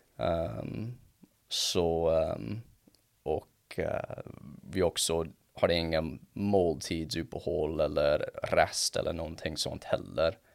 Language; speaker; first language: Swedish; non-native, fluent; English